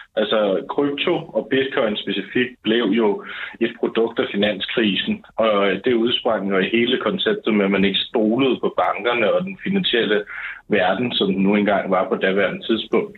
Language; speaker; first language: Danish; native; Danish